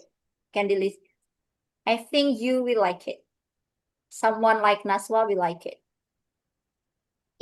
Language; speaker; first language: English; non-native, fluent; Indonesian